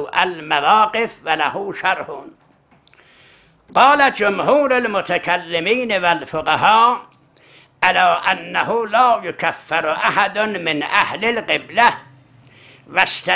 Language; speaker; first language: Arabic; non-native, fluent; Azerbaijani